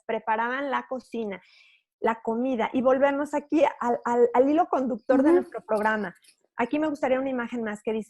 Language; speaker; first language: Spanish; native; Spanish